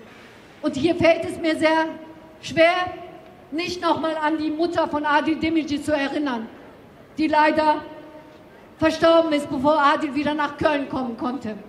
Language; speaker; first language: German; non-native, fluent; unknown